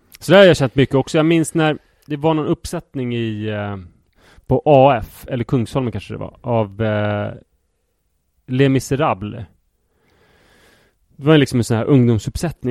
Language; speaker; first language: Swedish; native; Swedish